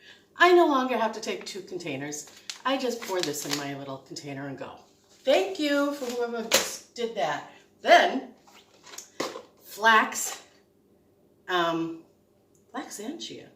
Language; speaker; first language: English; native; English